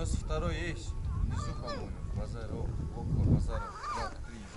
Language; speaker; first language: Russian; non-native, local second language; Tajik